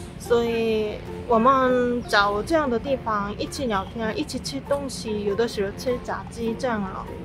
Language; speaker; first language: Chinese; non-native, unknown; Korean